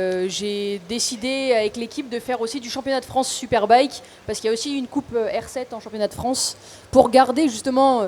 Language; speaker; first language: French; native; French